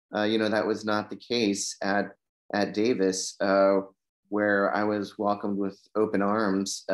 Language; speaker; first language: English; native; English